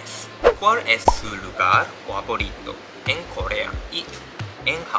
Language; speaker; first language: Spanish; non-native, learner; Japanese